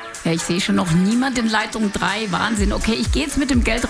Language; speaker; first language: German; native; German